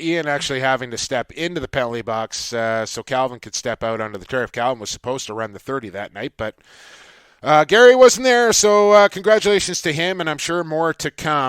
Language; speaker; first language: English; native; English